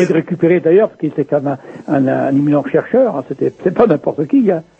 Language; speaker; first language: French; native; French